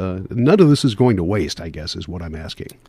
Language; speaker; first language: English; native; English